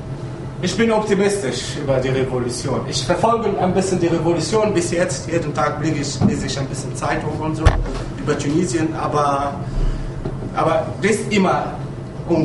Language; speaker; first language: German; non-native, fluent; Arabic